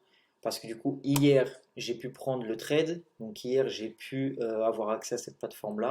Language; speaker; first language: French; native; French